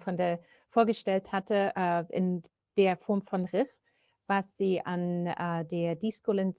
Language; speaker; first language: German; native; German